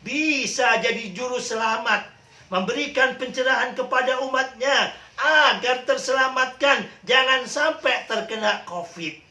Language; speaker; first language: Indonesian; native; Indonesian